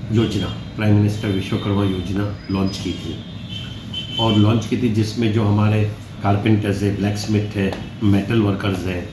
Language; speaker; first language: Hindi; non-native, local second language; Gujarati